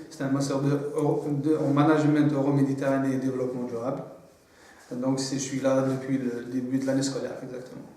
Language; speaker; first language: French; non-native, local second language; Arabic